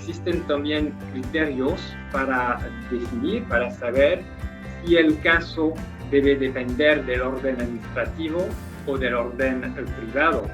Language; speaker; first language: Spanish; non-native, fluent; French